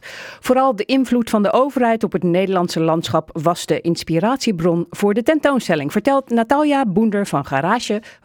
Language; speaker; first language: Dutch; native; Dutch